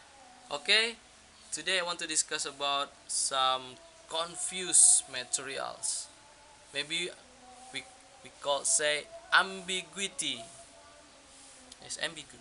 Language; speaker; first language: English; non-native, learner; Indonesian